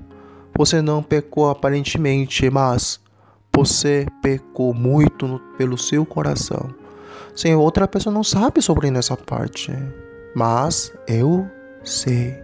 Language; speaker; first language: Portuguese; non-native, learner; Korean